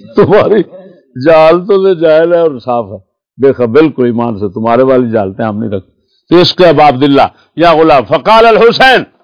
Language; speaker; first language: Urdu; native; Urdu